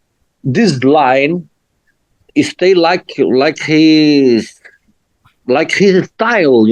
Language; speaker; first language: English; non-native, learner; Portuguese